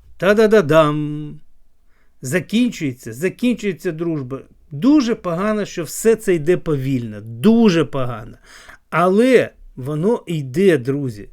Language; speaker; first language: Ukrainian; non-native, local second language; Russian